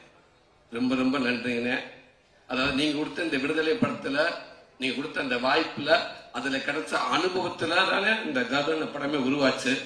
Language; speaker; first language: Tamil; native; Tamil